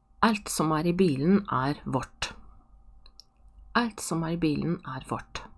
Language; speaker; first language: Norwegian; non-native, fluent; Polish